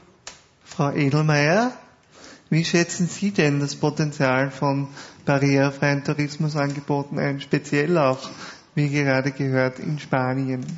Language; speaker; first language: German; native; German